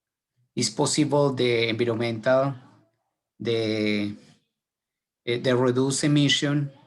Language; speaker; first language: English; non-native, learner; Spanish